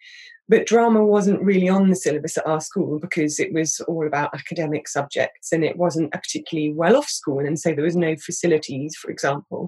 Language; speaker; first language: English; native; English